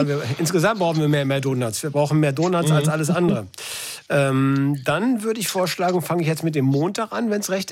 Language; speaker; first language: German; native; German